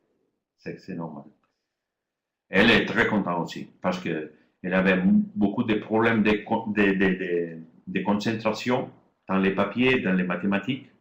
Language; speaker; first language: French; non-native, learner; Spanish